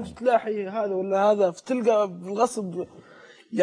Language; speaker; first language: Arabic; native; Arabic